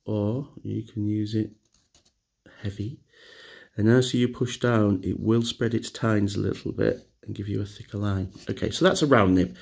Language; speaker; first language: English; native; English